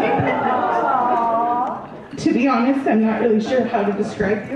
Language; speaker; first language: English; native; English